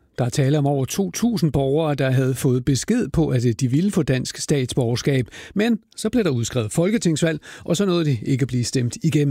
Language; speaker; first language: Danish; native; Danish